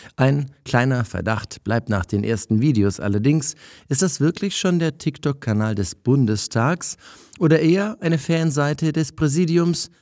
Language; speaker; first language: German; native; German